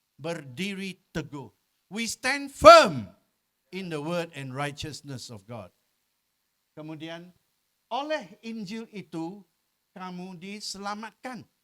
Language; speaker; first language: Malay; non-native, local second language; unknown